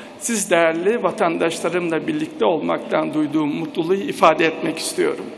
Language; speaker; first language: Turkish; native; Turkish